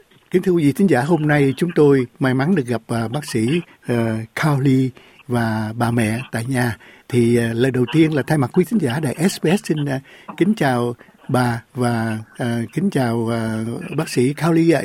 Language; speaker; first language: Vietnamese; native; Vietnamese